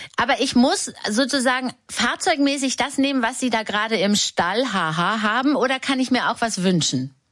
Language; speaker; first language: German; native; German